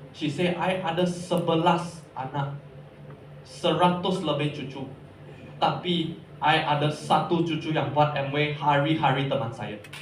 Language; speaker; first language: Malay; non-native, local second language; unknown